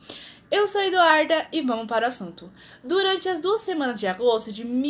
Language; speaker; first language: Portuguese; native; Portuguese